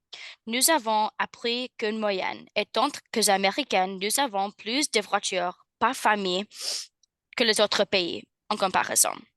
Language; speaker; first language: French; non-native, learner; English